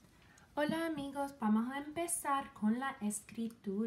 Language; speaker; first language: Spanish; non-native, fluent; English